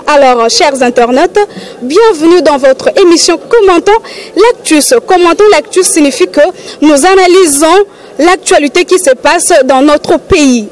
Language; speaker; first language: French; non-native, local second language; Lingala